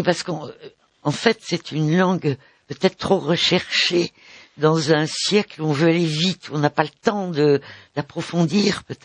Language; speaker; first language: French; native; French